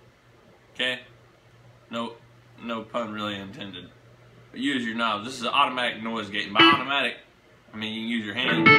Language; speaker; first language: English; native; English